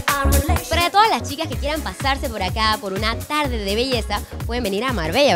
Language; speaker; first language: Spanish; native; Spanish